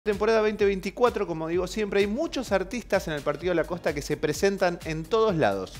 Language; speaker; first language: Spanish; native; Spanish